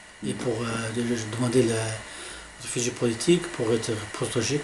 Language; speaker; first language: French; non-native, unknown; Arabic